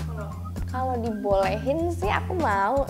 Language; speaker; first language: Indonesian; native; Indonesian